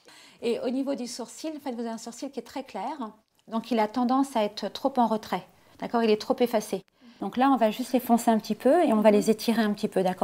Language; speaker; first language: French; native; French